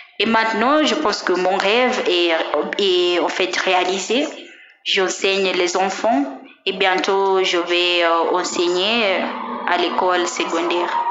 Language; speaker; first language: French; non-native, fluent; Swahili